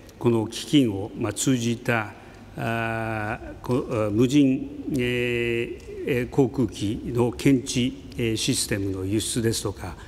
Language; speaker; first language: Japanese; native; Japanese